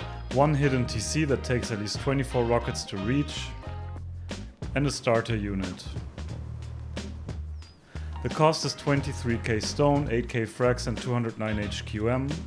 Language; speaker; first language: English; non-native, fluent; German